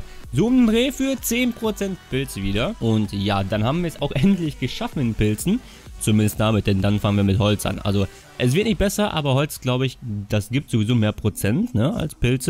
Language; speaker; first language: German; native; German